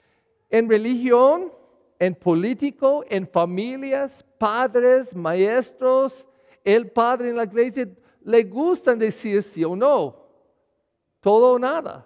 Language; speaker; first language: Spanish; non-native, learner; English